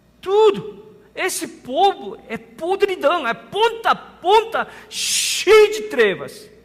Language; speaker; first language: Portuguese; non-native, fluent; Korean